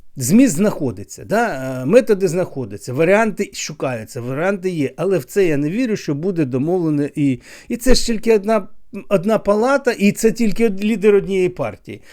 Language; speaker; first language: Ukrainian; native; Ukrainian